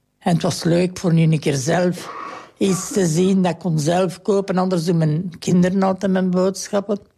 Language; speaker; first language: Dutch; native; Dutch